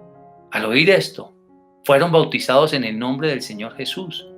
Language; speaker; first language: Spanish; native; Spanish